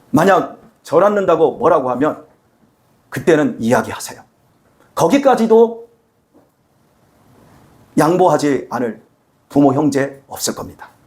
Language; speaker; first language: Korean; native; Korean